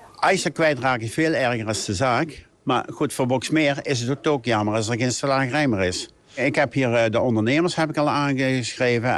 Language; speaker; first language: Dutch; native; Dutch